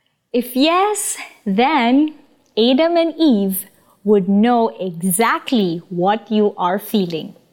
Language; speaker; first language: English; non-native, local second language; Filipino